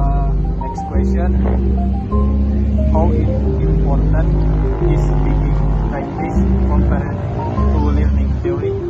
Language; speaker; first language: English; non-native, learner; Indonesian